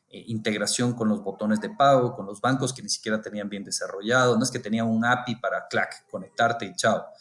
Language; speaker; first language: Spanish; native; Spanish